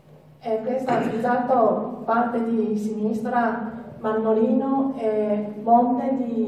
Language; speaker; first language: Italian; non-native, learner; Japanese